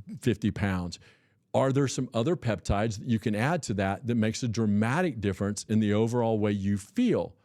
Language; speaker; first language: English; native; English